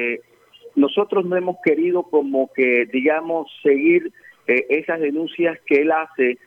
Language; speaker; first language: Spanish; native; Spanish